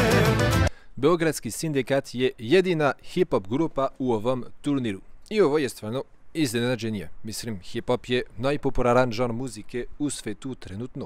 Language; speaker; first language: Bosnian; non-native, fluent; French